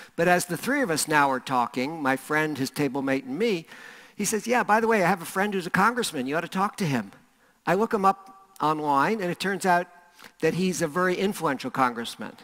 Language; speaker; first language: English; native; English